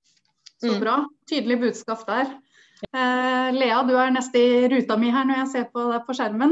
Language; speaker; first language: Norwegian; native; Norwegian